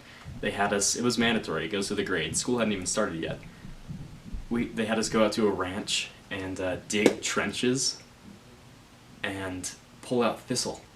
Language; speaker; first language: English; native; English